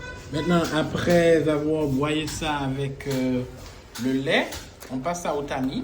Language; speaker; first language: French; non-native, local second language; Haitian Creole